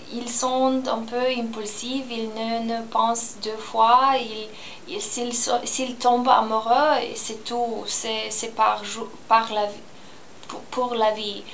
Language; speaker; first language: French; non-native, learner; Romanian